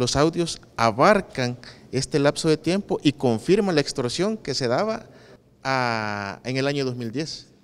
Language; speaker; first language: Spanish; native; Spanish